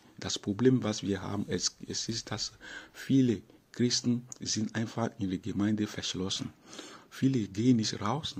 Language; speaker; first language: German; non-native, fluent; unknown